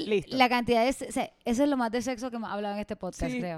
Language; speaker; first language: Spanish; native; Spanish